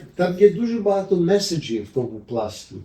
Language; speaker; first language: Ukrainian; early bilingual, heritage; Ukrainian